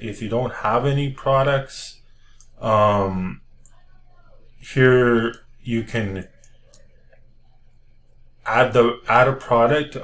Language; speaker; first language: English; native; English